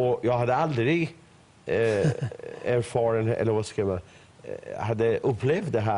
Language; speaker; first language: Swedish; non-native, fluent; Persian